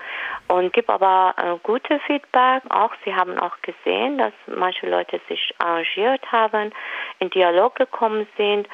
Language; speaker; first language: German; non-native, fluent; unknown